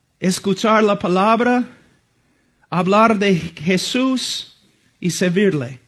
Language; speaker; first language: Spanish; non-native, fluent; English